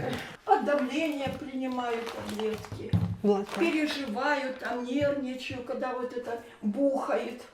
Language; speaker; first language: Russian; native; Russian